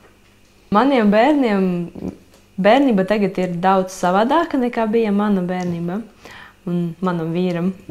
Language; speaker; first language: Latvian; non-native, local second language; Russian